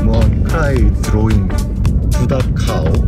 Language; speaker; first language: English; non-native, learner; Korean